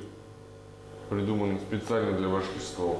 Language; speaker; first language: Russian; native; Russian